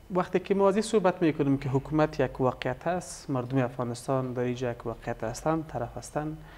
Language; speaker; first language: Persian; native; Persian